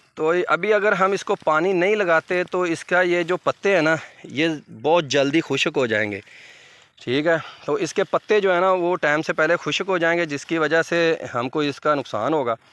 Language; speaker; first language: Urdu; native; Urdu